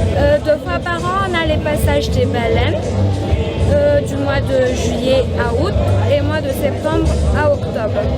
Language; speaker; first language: French; non-native, local second language; Malagasy